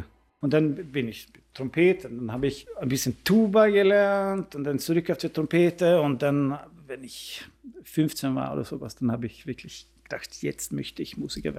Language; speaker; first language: German; non-native, fluent; Swedish